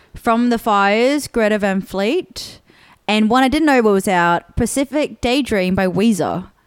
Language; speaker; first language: English; native; English